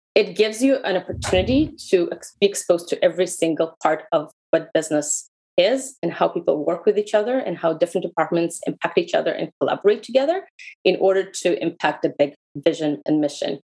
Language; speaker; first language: English; non-native, fluent; Hebrew